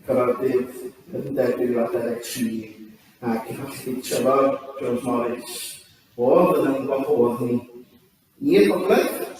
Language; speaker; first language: Welsh; native; Welsh